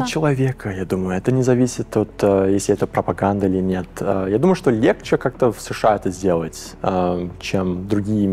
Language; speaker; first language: Russian; early bilingual, heritage; English